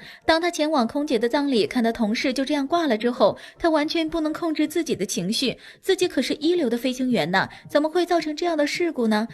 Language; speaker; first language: Chinese; native; Chinese